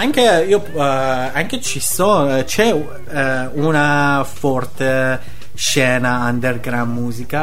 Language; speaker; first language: Italian; non-native, learner; Persian